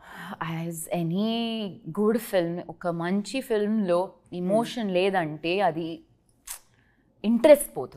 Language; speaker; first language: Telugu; non-native, learner; Tulu